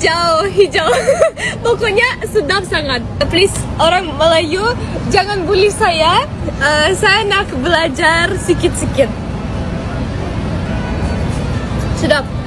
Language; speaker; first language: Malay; non-native, learner; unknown